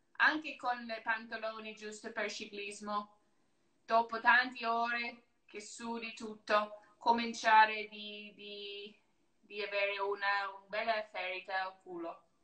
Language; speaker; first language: Italian; non-native, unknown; English